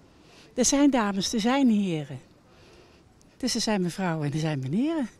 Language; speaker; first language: Dutch; native; Dutch